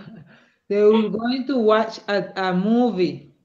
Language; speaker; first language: English; non-native, learner; Spanish